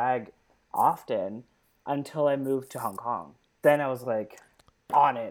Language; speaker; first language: English; native; English